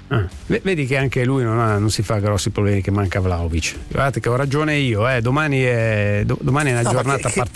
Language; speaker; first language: Italian; native; Italian